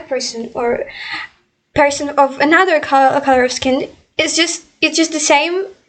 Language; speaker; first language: English; non-native, fluent; Ukrainian